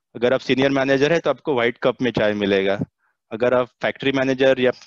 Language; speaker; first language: Hindi; non-native, local second language; Marathi